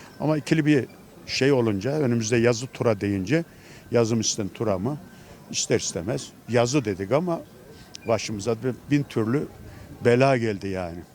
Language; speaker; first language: Turkish; native; Turkish